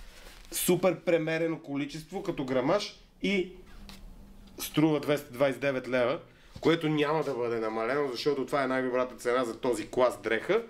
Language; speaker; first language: Bulgarian; native; Bulgarian